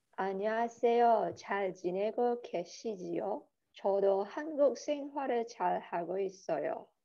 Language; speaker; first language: Korean; non-native, learner; Chinese